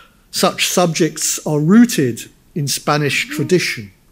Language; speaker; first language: English; native; English